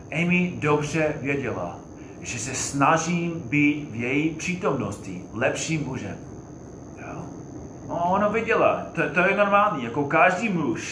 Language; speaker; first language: Czech; non-native, fluent; English